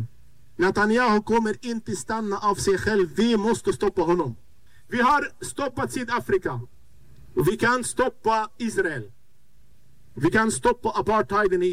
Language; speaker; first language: Swedish; non-native, fluent; Arabic